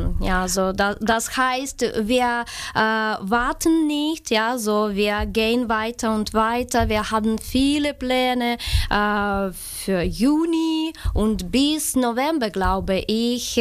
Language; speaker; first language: German; non-native, learner; Ukrainian